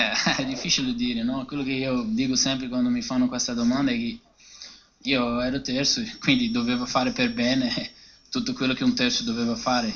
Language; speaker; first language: Italian; non-native, fluent; Portuguese